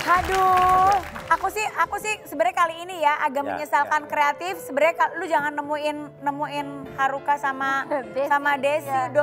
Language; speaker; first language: Indonesian; native; Indonesian